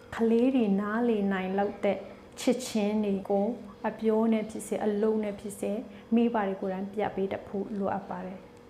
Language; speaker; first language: Burmese; non-native, local second language; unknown